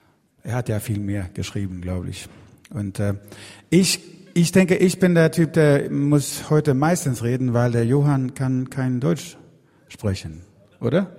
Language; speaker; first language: German; non-native, fluent; Swedish